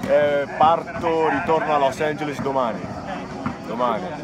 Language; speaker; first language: Italian; early bilingual, other home language; English